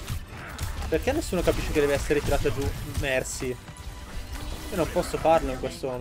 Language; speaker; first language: Italian; native; Italian